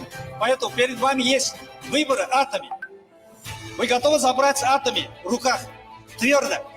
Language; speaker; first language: Russian; non-native, learner; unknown